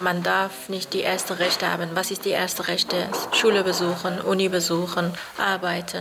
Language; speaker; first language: German; non-native, fluent; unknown